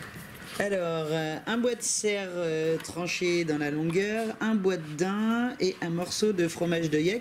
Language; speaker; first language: French; native; French